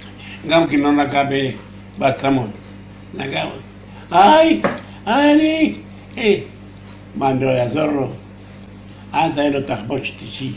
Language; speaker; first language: Hebrew; non-native, learner; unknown